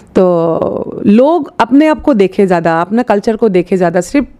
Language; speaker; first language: Hindi; non-native, local second language; Assamese